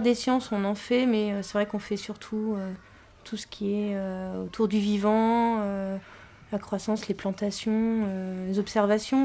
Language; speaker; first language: French; native; French